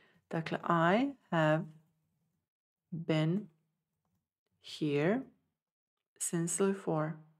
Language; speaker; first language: English; non-native, fluent; Serbian